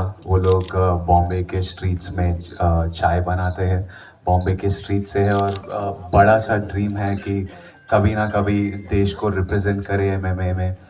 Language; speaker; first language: Hindi; non-native, local second language; Telugu